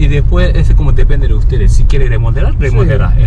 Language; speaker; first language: Spanish; non-native, learner; Japanese